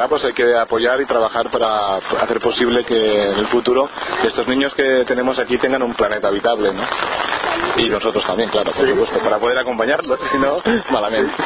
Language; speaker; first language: Spanish; native; Spanish